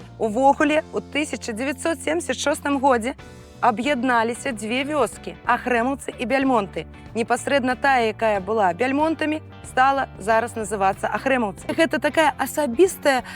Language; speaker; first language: Belarusian; native; Belarusian